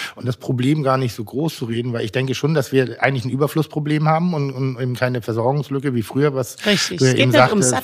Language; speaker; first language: German; native; German